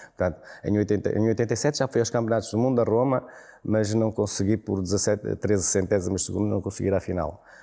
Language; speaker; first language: Portuguese; native; Portuguese